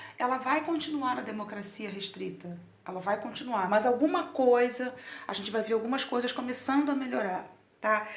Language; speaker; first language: Portuguese; native; Portuguese